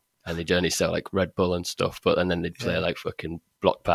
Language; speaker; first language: English; native; English